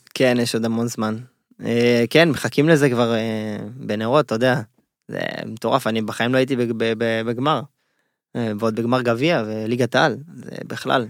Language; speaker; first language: Hebrew; native; Hebrew